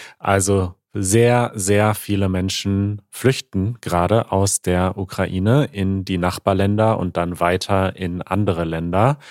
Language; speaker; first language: German; native; German